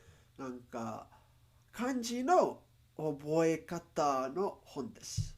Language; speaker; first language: Japanese; non-native, learner; Spanish